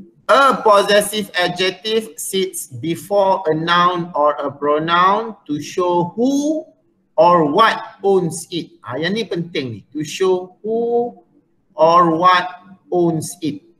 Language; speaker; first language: English; non-native, local second language; Malay